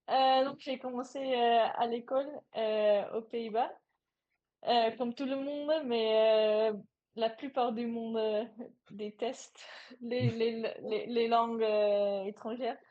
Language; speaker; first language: French; non-native, learner; Dutch